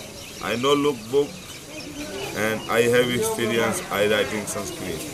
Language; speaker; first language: English; non-native, learner; Hindi